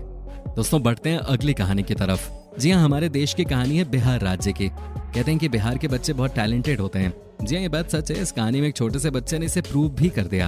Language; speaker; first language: Hindi; native; Hindi